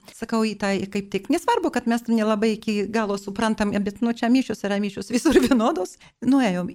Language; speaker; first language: Lithuanian; non-native, local second language; Polish